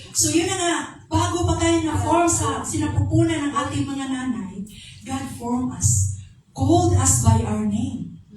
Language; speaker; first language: Filipino; non-native, local second language; Cebuano